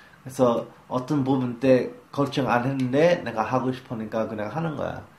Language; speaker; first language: Korean; early bilingual, heritage; English